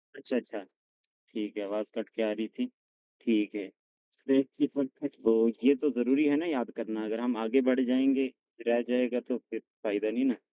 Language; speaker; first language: Urdu; non-native, local second language; Punjabi